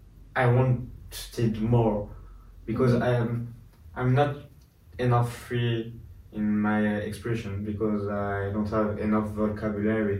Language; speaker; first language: English; non-native, learner; French